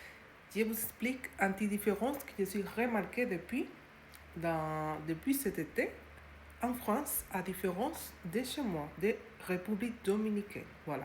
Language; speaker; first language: French; non-native, learner; Spanish